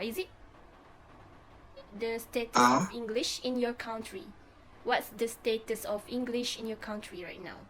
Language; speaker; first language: English; non-native, fluent; Malay